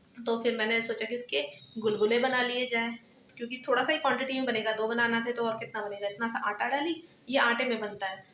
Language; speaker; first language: Hindi; non-native, local second language; Bangla